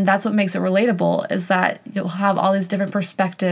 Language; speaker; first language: English; native; English